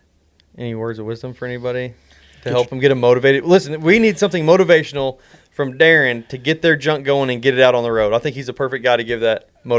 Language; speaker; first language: English; native; English